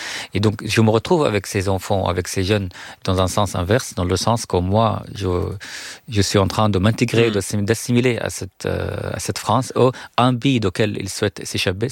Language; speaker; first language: French; non-native, fluent; Arabic